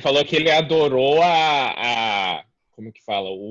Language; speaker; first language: Portuguese; early bilingual, heritage; Portuguese